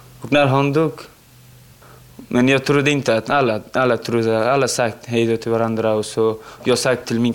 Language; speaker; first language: Swedish; non-native, learner; Pashto